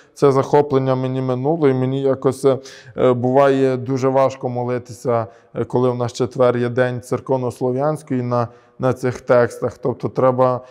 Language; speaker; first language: Ukrainian; early bilingual, heritage; Ukrainian